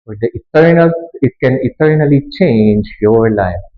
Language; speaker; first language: English; non-native, local second language; Filipino